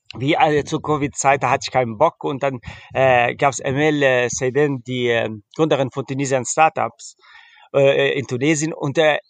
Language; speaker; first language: German; early bilingual, heritage; Arabic